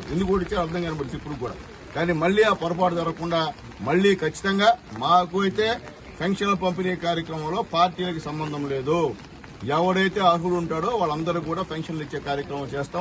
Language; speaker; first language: Telugu; native; Telugu